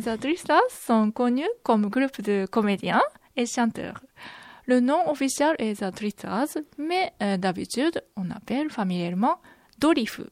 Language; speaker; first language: French; non-native, fluent; Japanese